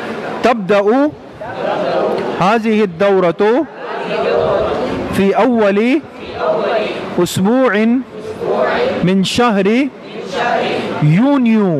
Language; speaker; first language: Arabic; non-native, fluent; Urdu